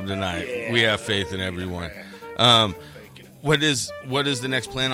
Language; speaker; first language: English; native; English